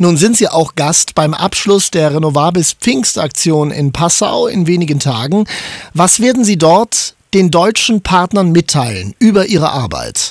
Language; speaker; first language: German; native; German